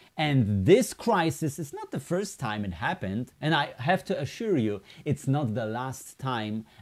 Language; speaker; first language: English; non-native, fluent; Polish